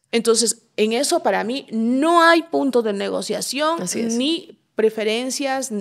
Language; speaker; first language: Spanish; native; Spanish